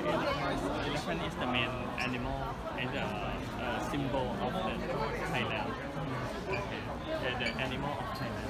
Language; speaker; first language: English; non-native, learner; Thai